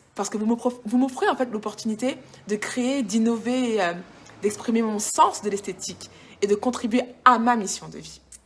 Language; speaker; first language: French; native; French